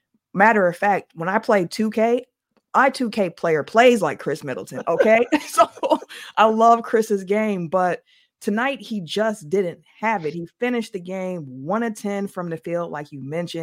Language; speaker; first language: English; native; English